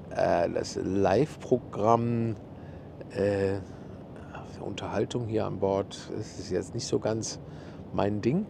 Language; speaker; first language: German; native; German